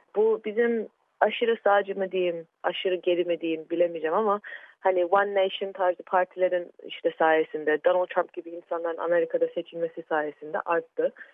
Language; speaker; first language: Turkish; early bilingual, heritage; Turkish